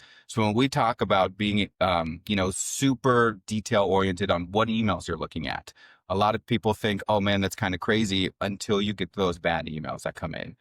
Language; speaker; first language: English; native; English